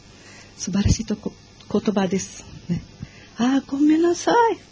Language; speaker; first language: Japanese; non-native, learner; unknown